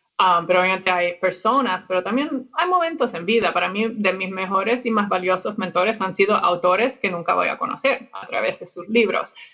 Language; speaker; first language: Spanish; non-native, fluent; English